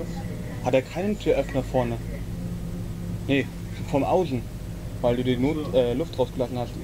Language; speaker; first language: German; native; German